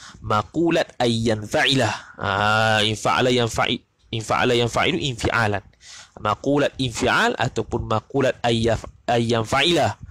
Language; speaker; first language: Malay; native; Malay